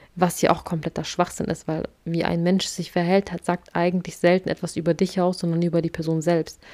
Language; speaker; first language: German; early bilingual, other home language; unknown